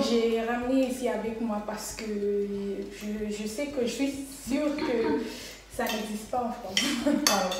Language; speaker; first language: French; non-native, learner; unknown